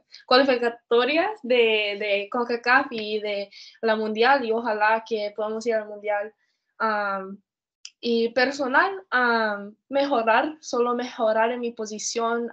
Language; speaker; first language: Spanish; early bilingual, heritage; Spanish